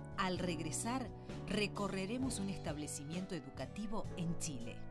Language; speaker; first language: Spanish; native; Spanish